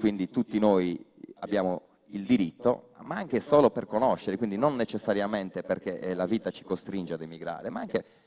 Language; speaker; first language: Italian; non-native, local second language; Sardinian